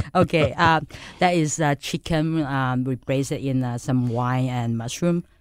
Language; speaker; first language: English; non-native, local second language; Cantonese